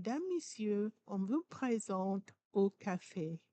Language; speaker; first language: French; non-native, fluent; English